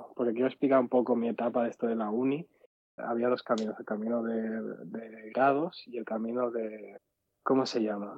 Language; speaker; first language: Spanish; early bilingual, other home language; Arabic